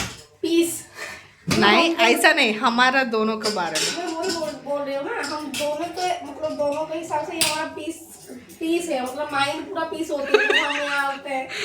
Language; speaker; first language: Hindi; non-native, local second language; Telugu